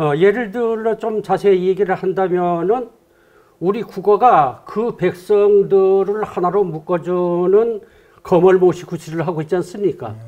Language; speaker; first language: Korean; native; Korean